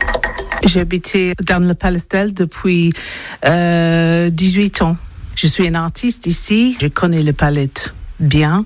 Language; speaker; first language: French; non-native, learner; English